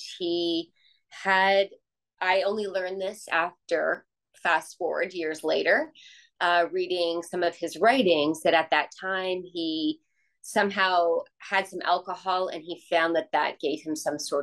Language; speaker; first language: English; native; English